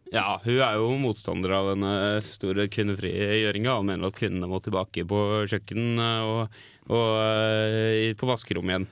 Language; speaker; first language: Norwegian; native; Norwegian